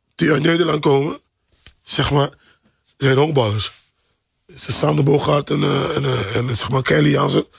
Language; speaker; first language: Dutch; non-native, local second language; Papiamento